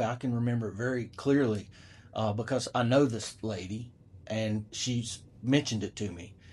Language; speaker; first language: English; native; English